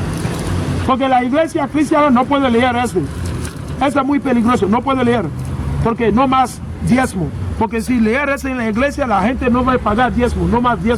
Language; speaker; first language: Spanish; non-native, learner; English